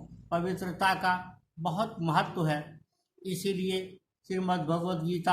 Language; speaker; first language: Hindi; native; Hindi